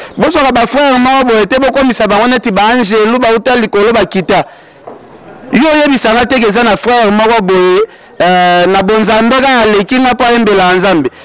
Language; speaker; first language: Lingala; native; Lingala